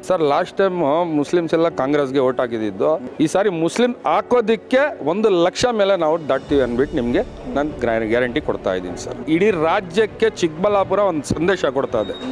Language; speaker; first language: Kannada; non-native, local second language; Urdu